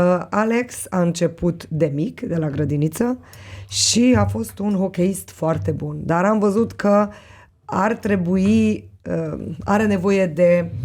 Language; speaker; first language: Romanian; non-native, local second language; Hungarian